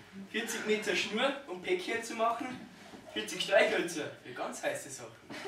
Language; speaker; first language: German; native; German